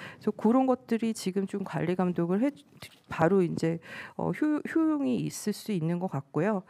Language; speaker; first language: Korean; native; Korean